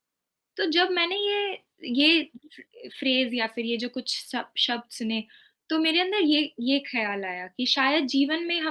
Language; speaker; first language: Hindi; native; Hindi